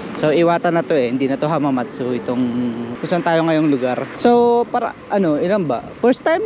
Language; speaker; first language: Filipino; native; Filipino